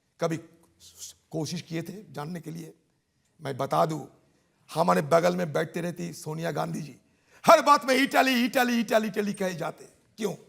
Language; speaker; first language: Hindi; non-native, local second language; Bangla